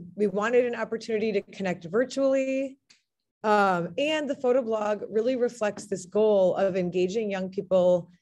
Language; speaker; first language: English; native; English